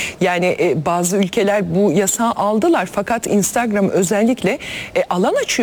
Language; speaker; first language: Turkish; native; Turkish